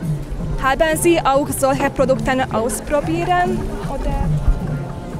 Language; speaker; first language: German; non-native, learner; Hungarian